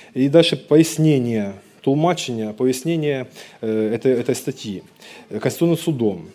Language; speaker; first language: Ukrainian; non-native, local second language; Russian